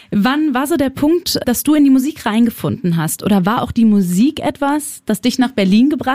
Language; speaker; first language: German; native; German